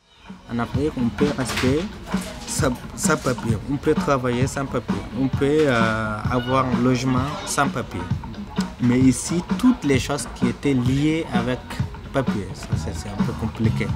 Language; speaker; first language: French; non-native, learner; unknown